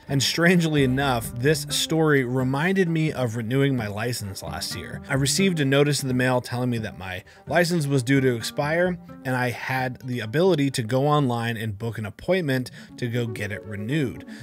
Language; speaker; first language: English; native; English